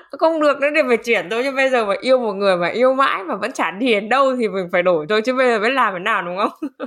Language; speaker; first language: Vietnamese; native; Vietnamese